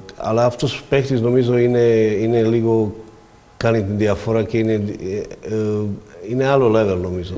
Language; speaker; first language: Greek; non-native, fluent; Slovak